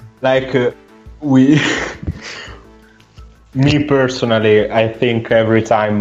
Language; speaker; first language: English; non-native, fluent; Italian